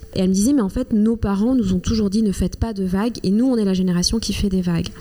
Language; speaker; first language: French; non-native, local second language; Kinyarwanda